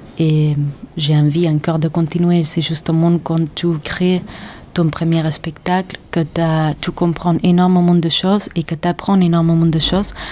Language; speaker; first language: French; non-native, fluent; Catalan